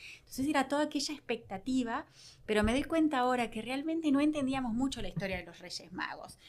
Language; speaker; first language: Spanish; native; Spanish